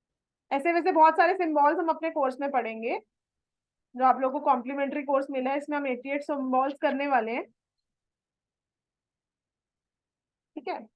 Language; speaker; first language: Hindi; native; Hindi